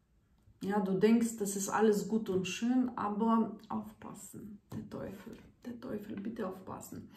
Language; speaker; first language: German; non-native, fluent; Russian